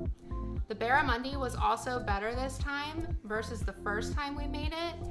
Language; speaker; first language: English; native; English